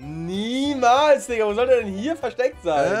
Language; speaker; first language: German; native; German